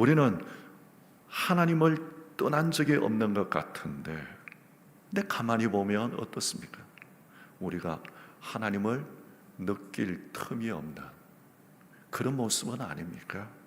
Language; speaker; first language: Korean; native; Korean